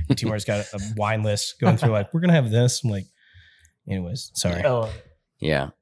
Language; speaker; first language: English; native; English